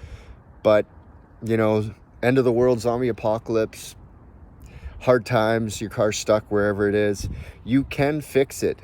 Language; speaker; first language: English; native; English